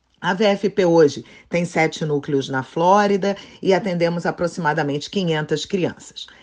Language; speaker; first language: Portuguese; native; Portuguese